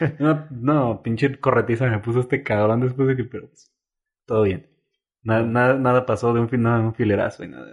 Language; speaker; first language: Spanish; native; Spanish